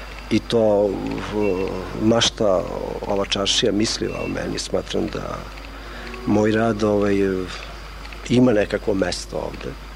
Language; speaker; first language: Serbian; non-native, local second language; Albanian